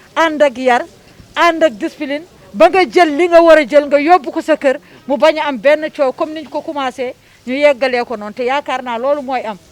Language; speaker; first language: Wolof; native; Wolof